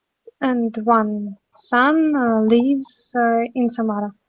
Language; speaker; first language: English; non-native, learner; Russian